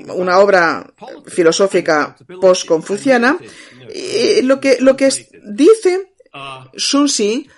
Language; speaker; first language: Spanish; non-native, fluent; English